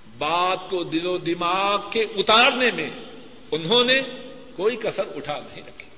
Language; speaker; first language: Urdu; non-native, local second language; Punjabi